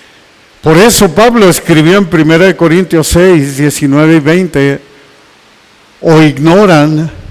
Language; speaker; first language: Spanish; native; Spanish